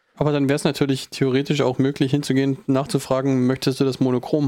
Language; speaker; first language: German; native; German